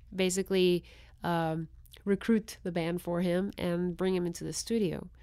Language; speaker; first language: English; non-native, fluent; Spanish